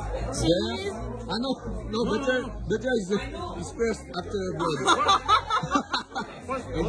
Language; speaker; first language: English; non-native, learner; French